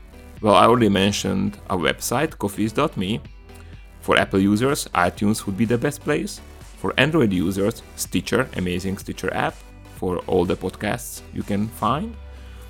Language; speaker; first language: English; non-native, fluent; Hungarian